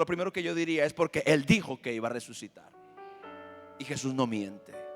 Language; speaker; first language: Spanish; native; Spanish